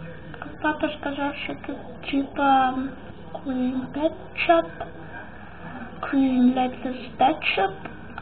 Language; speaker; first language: Russian; early bilingual, heritage; Russian